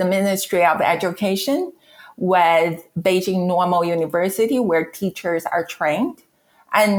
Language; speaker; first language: English; non-native, fluent; Chinese